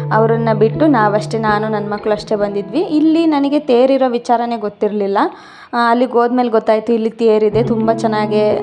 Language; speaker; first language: Kannada; native; Kannada